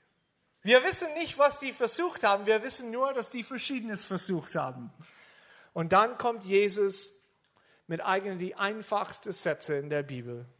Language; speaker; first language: German; non-native, fluent; English